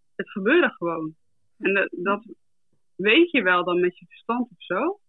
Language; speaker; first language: Dutch; native; Dutch